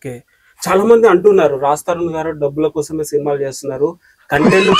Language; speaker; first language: Telugu; native; Telugu